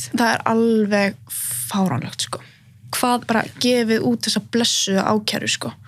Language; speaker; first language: Icelandic; native; Icelandic